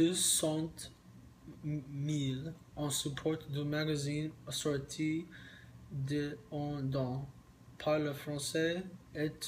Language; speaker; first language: French; non-native, learner; English